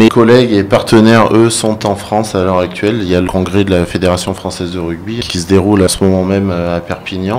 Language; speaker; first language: French; native; French